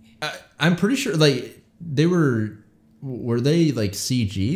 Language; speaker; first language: English; native; English